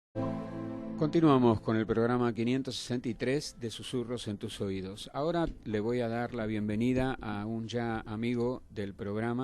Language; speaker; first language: Spanish; native; Spanish